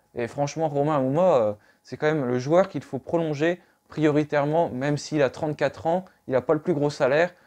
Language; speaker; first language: French; native; French